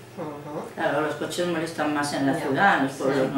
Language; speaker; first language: Spanish; native; Spanish